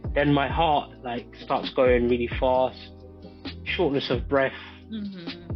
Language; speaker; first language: English; native; English